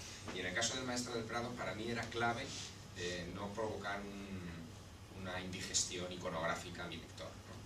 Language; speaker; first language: Spanish; native; Spanish